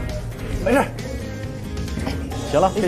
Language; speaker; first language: Chinese; native; Chinese